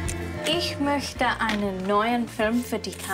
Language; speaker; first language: German; non-native, learner; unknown